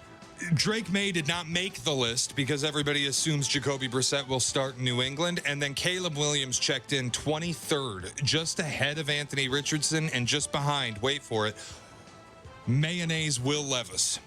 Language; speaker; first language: English; native; English